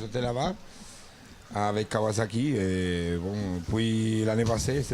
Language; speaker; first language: French; non-native, learner; Spanish